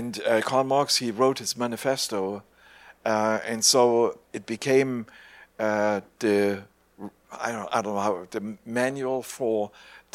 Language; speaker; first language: English; non-native, fluent; German